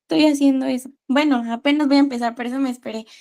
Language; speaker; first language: Spanish; native; Spanish